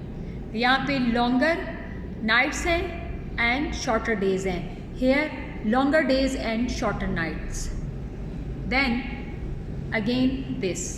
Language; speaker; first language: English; non-native, local second language; Urdu